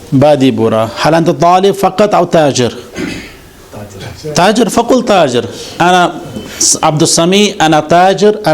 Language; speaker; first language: Arabic; non-native, fluent; Kashmiri